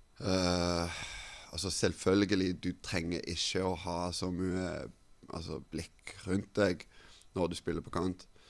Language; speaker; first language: Norwegian; non-native, fluent; Finnish